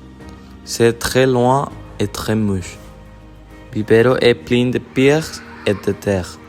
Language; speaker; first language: French; non-native, learner; Spanish